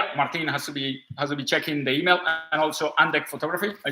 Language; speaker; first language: English; non-native, fluent; Spanish